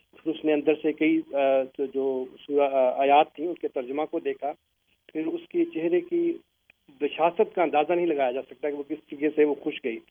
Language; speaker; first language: Urdu; native; Urdu